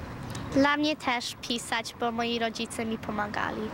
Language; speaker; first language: Polish; early bilingual, heritage; Polish